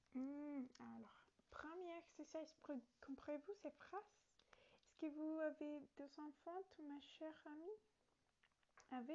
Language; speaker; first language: French; non-native, learner; Italian